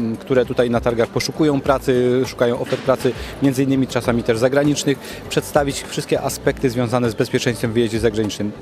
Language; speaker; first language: Polish; native; Polish